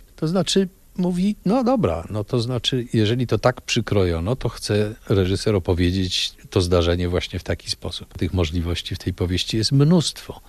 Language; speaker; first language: Polish; native; Polish